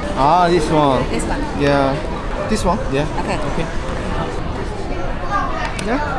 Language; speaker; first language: English; non-native, learner; Korean